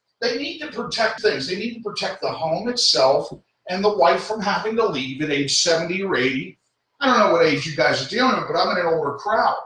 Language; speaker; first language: English; native; English